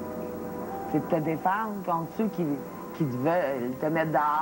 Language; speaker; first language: French; native; French